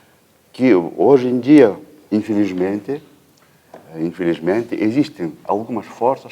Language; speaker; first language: Portuguese; non-native, fluent; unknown